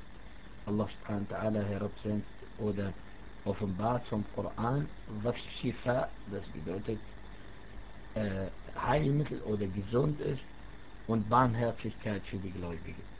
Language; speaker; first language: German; non-native, fluent; Arabic